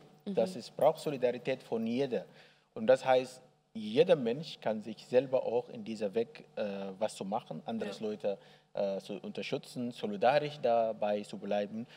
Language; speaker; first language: German; non-native, learner; Arabic